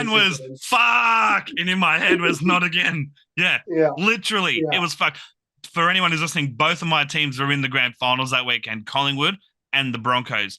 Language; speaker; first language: English; native; English